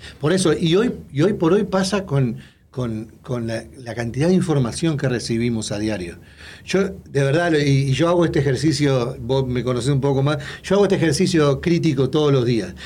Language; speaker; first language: Spanish; native; Spanish